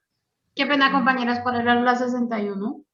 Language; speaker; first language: Spanish; native; Spanish